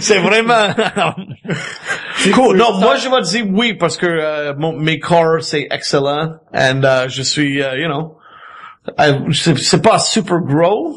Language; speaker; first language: French; non-native, fluent; English